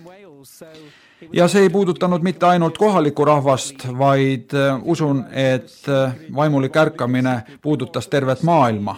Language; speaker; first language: Estonian; native; Estonian